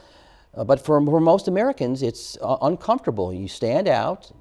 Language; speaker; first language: English; native; English